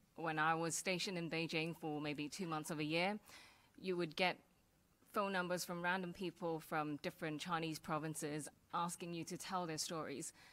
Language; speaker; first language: English; non-native, local second language; Cantonese